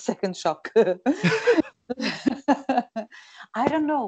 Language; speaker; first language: English; non-native, fluent; Croatian